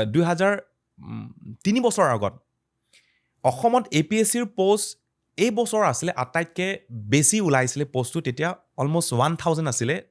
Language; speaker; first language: Assamese; non-native, local second language; Karbi